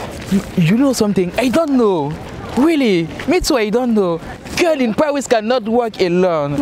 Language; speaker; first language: English; non-native, learner; French